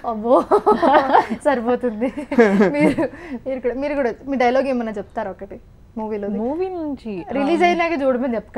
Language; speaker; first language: Telugu; native; Telugu